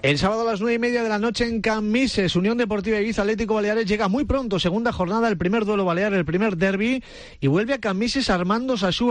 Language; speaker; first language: Spanish; native; Spanish